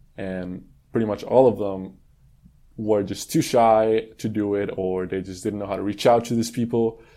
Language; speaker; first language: English; non-native, fluent; Spanish